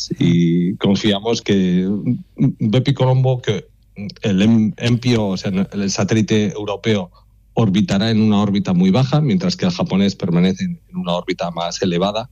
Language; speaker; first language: Spanish; native; Spanish